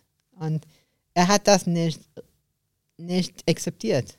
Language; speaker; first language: German; non-native, learner; Arabic